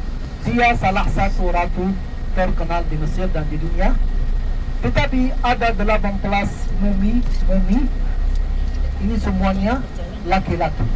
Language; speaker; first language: Indonesian; non-native, fluent; Arabic